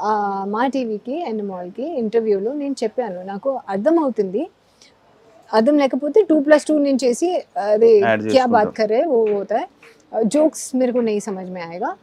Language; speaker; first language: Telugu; non-native, learner; Hindi